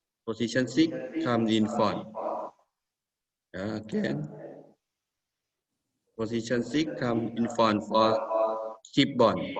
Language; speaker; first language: English; non-native, learner; Thai